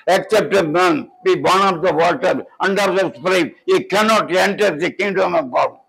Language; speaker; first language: English; non-native, local second language; Tamil